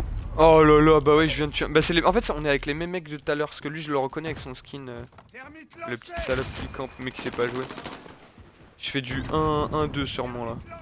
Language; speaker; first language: French; native; French